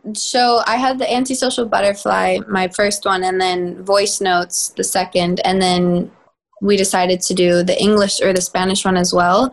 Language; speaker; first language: English; native; English